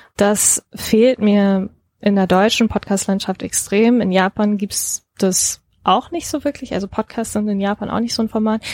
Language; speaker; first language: German; early bilingual, other home language; Japanese